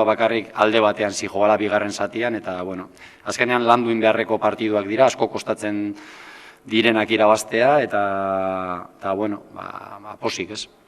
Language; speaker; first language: Basque; native; Basque